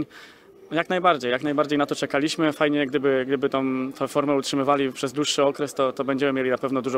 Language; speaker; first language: Polish; native; Polish